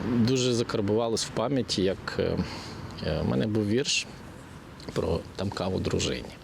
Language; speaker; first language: Ukrainian; native; Ukrainian